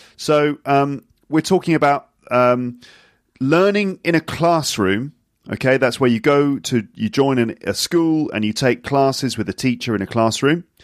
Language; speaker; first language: English; native; English